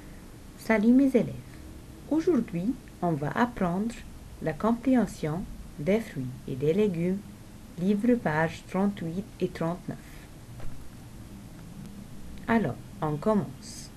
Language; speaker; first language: French; non-native, fluent; Arabic